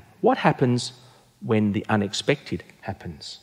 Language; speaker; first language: English; native; English